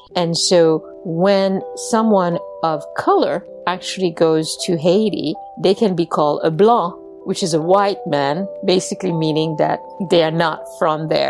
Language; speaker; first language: English; non-native, fluent; French